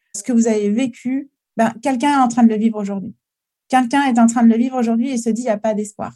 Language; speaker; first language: French; native; French